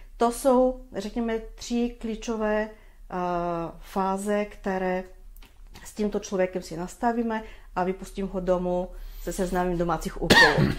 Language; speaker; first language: Czech; non-native, fluent; Bulgarian